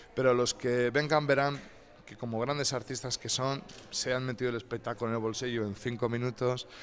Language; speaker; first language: Spanish; native; Spanish